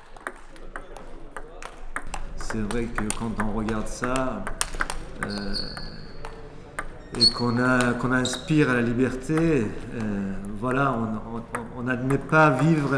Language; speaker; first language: French; early bilingual, other home language; Persian